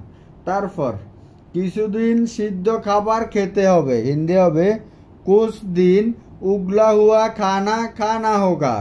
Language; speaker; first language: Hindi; non-native, fluent; Bangla